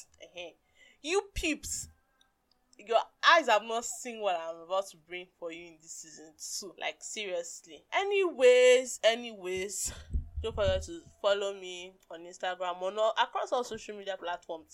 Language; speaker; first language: English; non-native, local second language; Yoruba